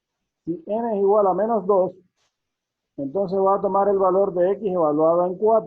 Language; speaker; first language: Spanish; native; Spanish